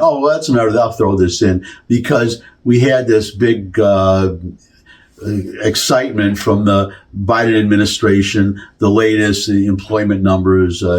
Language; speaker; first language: English; native; English